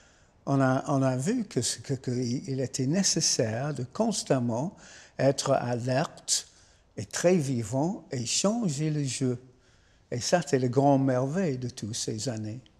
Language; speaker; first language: French; non-native, fluent; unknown